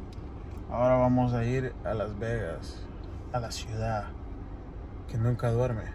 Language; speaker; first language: Spanish; early bilingual, other home language; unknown